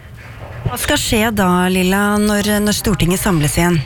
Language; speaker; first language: Norwegian; native; Norwegian